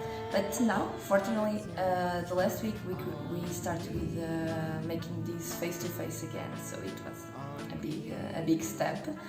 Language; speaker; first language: English; non-native, fluent; Portuguese